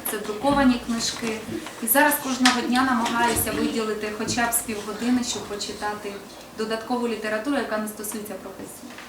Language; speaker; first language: Ukrainian; non-native, local second language; Russian